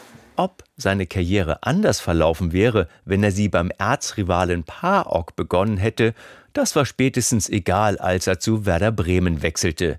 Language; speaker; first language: German; native; German